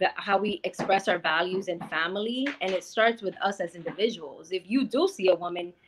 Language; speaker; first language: English; native; English